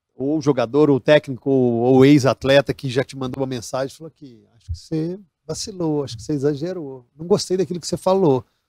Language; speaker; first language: Portuguese; native; Portuguese